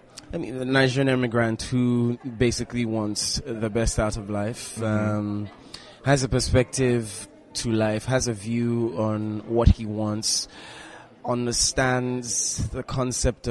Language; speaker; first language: English; non-native, local second language; Igbo